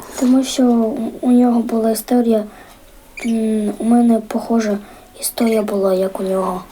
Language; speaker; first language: Ukrainian; non-native, local second language; Russian